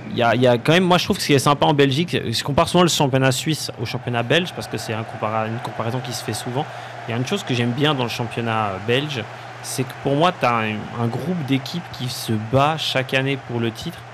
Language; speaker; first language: French; native; French